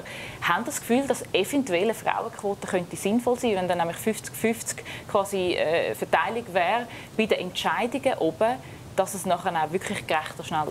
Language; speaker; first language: German; native; German